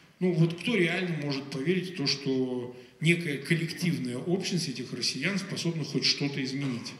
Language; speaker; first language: Russian; native; Russian